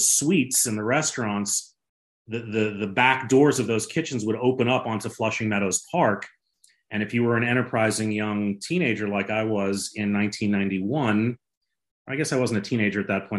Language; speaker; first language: English; native; English